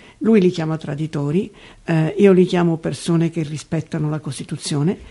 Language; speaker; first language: Italian; native; Italian